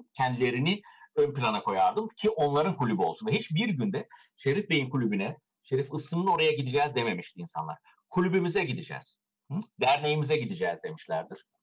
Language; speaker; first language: Turkish; early bilingual, heritage; Turkish